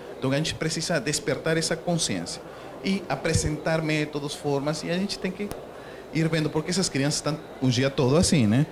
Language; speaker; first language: Portuguese; non-native, fluent; Spanish